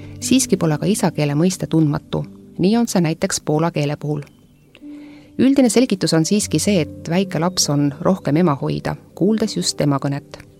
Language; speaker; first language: Estonian; native; Estonian